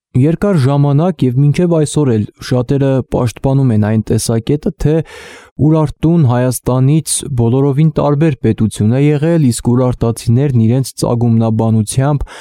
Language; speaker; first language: Armenian; native; Armenian